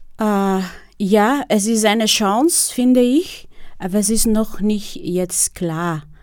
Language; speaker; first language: German; non-native, fluent; Spanish